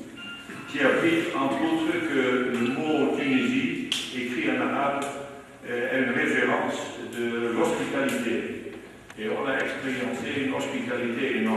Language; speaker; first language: French; non-native, fluent; Dutch